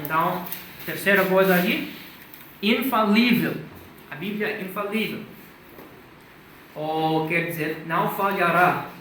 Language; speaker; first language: Portuguese; non-native, fluent; English